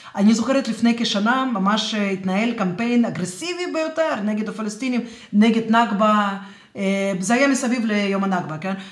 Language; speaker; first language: Hebrew; non-native, fluent; Russian